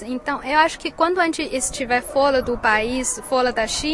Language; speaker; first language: Portuguese; non-native, fluent; Chinese